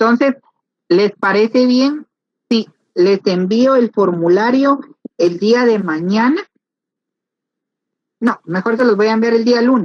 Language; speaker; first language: Spanish; native; Spanish